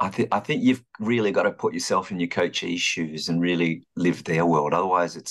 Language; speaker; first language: English; native; English